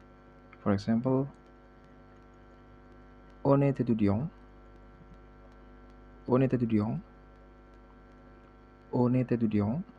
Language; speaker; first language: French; non-native, learner; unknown